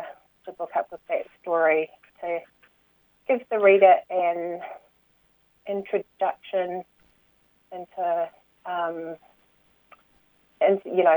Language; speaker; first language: English; native; English